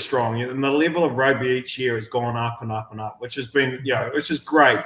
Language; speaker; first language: English; native; English